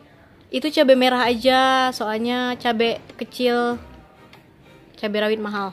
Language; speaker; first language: Indonesian; native; Indonesian